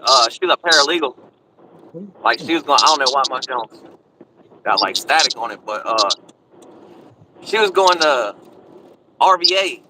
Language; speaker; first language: English; native; English